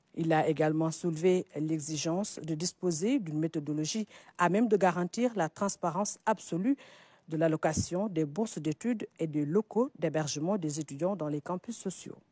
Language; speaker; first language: French; non-native, local second language; Wolof